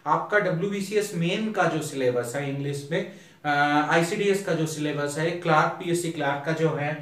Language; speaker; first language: Hindi; non-native, local second language; Bangla